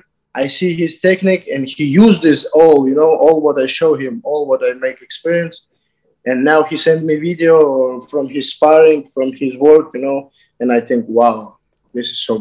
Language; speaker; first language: English; non-native, learner; Azerbaijani